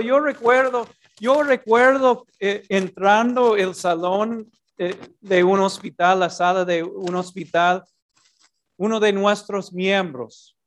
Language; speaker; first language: Spanish; non-native, fluent; English